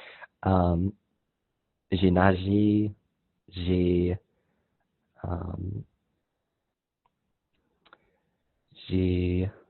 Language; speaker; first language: French; non-native, learner; English